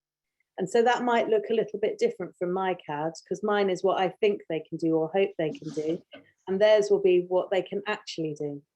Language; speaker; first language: English; native; English